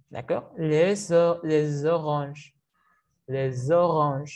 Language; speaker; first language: French; non-native, fluent; Spanish